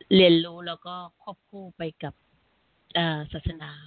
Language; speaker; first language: Thai; native; Thai